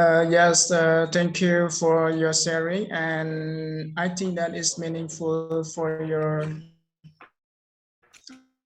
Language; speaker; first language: English; non-native, learner; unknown